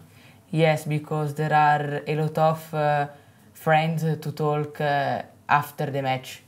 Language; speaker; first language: English; non-native, learner; Italian